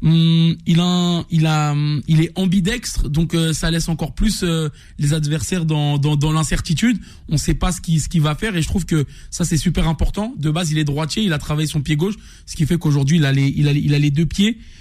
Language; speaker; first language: French; native; French